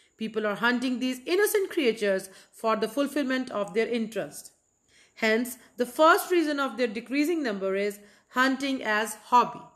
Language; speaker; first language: English; non-native, local second language; Punjabi